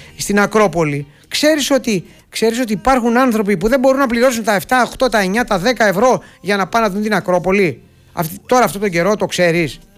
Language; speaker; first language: Greek; native; Greek